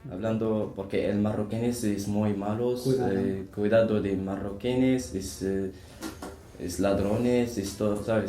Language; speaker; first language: Spanish; non-native, learner; Arabic